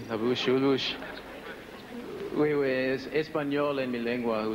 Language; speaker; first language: French; non-native, learner; Spanish